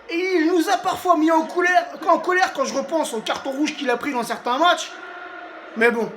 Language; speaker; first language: French; native; French